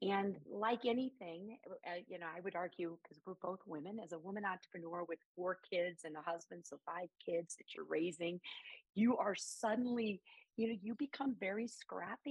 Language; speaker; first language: English; native; English